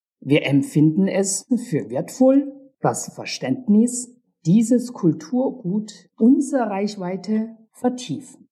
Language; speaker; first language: German; non-native, fluent; Chinese